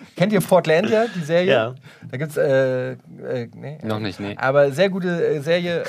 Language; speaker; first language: German; native; German